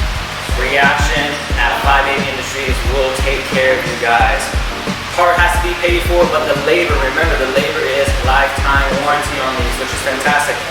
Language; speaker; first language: English; native; English